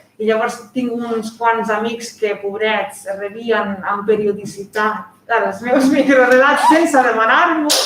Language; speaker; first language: Catalan; non-native, fluent; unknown